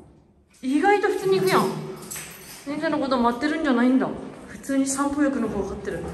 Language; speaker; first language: Japanese; native; Japanese